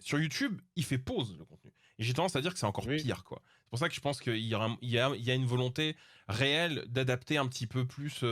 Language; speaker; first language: French; native; French